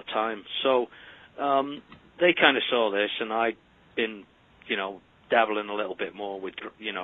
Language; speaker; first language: English; native; English